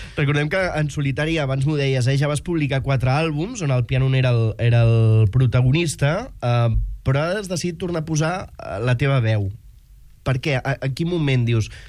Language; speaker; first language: Catalan; native; Catalan